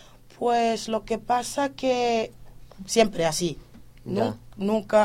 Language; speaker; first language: Spanish; non-native, fluent; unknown